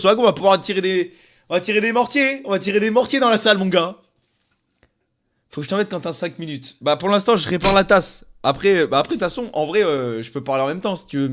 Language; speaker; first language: French; native; French